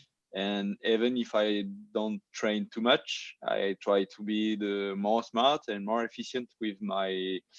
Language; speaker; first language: English; non-native, learner; French